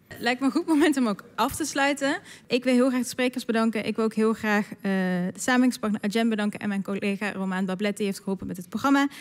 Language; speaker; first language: Dutch; native; Dutch